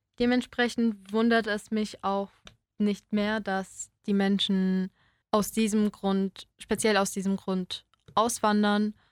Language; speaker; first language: German; early bilingual, other home language; Polish